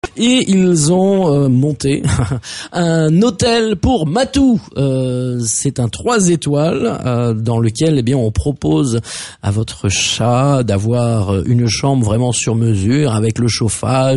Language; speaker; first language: French; native; French